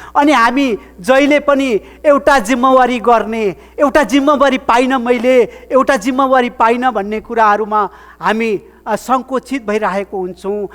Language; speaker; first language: Nepali; native; Nepali